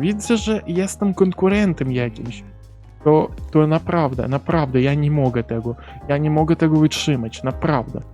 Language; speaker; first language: Polish; non-native, learner; Ukrainian